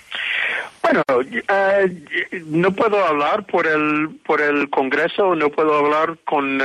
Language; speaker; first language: Spanish; non-native, fluent; English